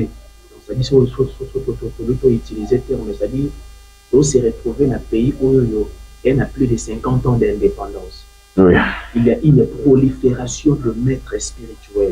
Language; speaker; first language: French; non-native, local second language; Lingala